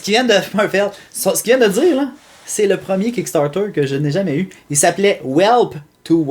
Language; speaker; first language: French; native; French